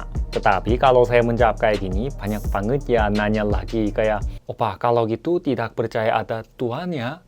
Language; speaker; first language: Indonesian; non-native, fluent; Korean